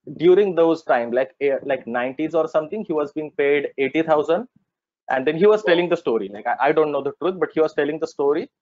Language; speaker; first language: English; non-native, local second language; Marathi